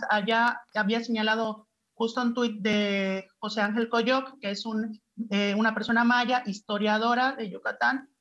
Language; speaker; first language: Spanish; native; Spanish